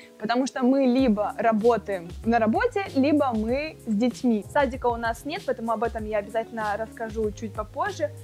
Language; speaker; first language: Russian; native; Russian